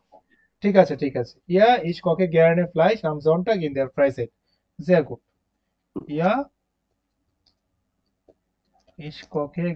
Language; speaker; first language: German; non-native, fluent; Bangla